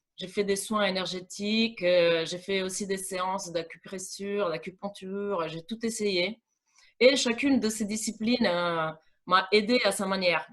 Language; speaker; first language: French; non-native, fluent; Italian